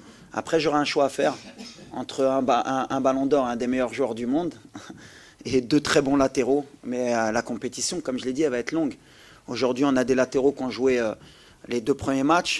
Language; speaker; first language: French; native; French